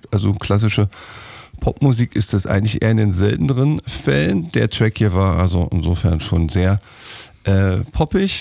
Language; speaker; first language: German; native; German